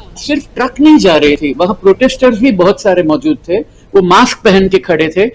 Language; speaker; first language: Hindi; non-native, local second language; Gujarati